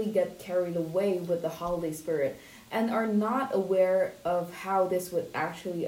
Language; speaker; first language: English; non-native, local second language; Cantonese